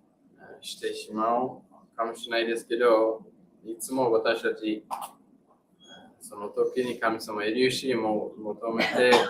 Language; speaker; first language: Japanese; non-native, fluent; English